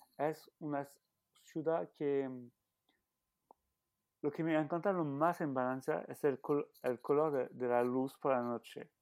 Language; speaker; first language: Spanish; non-native, learner; French